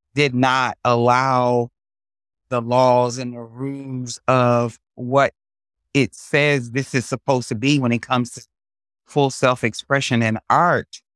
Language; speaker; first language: English; native; English